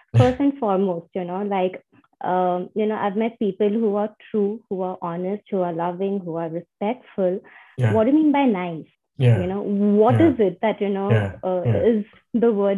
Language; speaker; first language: English; non-native, local second language; Hindi